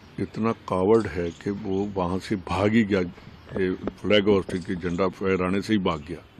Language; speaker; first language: Hindi; non-native, local second language; Punjabi